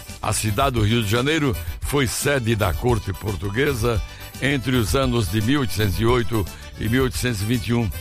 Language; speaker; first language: Portuguese; native; Portuguese